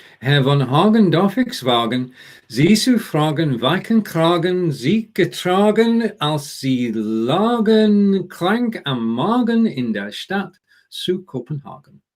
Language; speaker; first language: German; non-native, learner; English